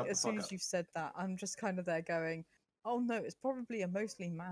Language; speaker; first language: English; native; English